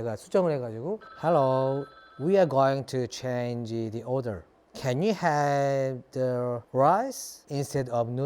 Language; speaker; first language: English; non-native, learner; Korean